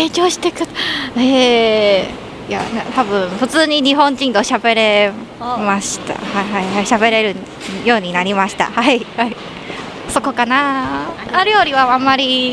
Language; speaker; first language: Japanese; non-native, learner; Chinese